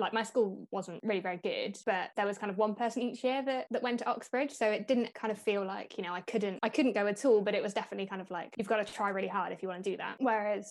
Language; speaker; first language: English; native; English